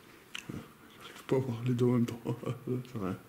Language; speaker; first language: French; native; French